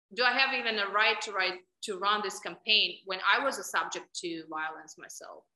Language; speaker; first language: English; non-native, fluent; Ukrainian